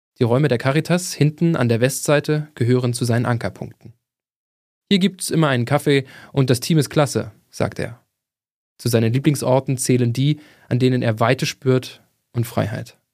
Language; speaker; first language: German; native; German